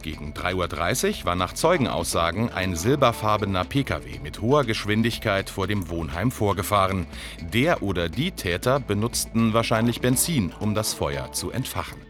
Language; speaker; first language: German; native; German